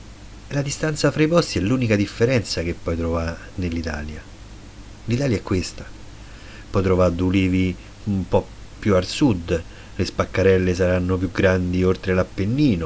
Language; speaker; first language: Italian; native; Italian